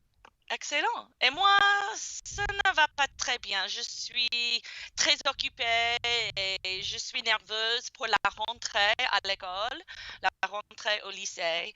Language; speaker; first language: French; non-native, fluent; English